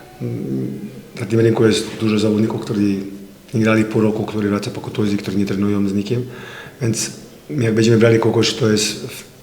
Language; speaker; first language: Polish; non-native, fluent; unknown